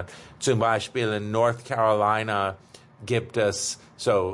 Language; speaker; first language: German; non-native, fluent; English